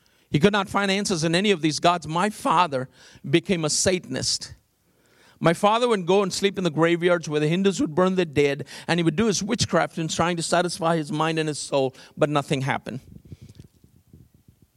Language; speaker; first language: English; non-native, local second language; Bangla